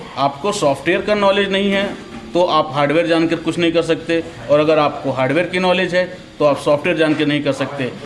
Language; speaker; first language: Hindi; native; Hindi